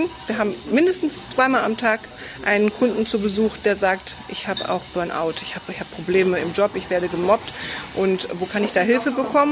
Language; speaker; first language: German; native; German